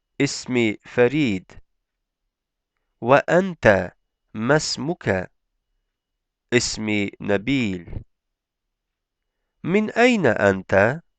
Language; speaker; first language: Arabic; non-native, fluent; Turkish